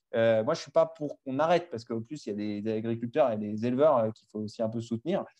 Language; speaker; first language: French; native; French